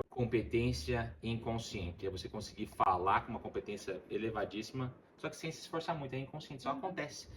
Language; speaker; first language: Portuguese; early bilingual, heritage; Portuguese